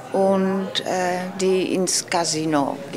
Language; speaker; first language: German; non-native, learner; Dutch